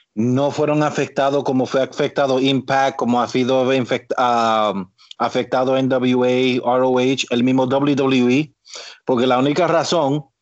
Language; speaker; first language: Spanish; native; Spanish